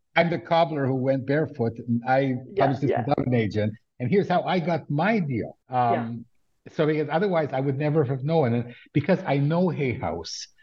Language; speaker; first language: English; native; English